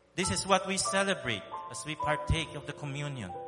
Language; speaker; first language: English; non-native, local second language; Min Nan Chinese